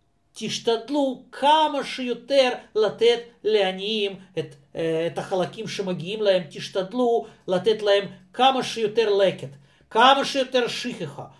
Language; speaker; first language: Hebrew; non-native, fluent; Russian